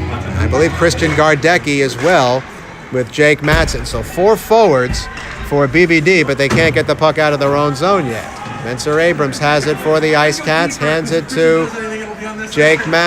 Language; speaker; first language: English; native; English